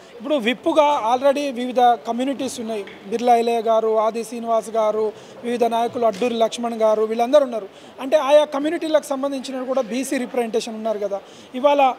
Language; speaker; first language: Telugu; non-native, local second language; Lambadi